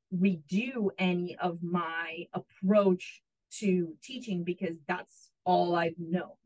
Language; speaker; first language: English; non-native, fluent; Russian